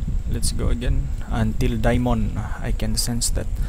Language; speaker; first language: English; non-native, local second language; Malay